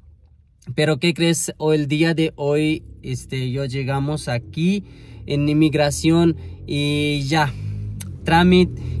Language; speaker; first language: Spanish; non-native, learner; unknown